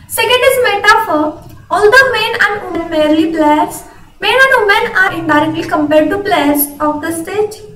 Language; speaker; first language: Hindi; non-native, local second language; Marathi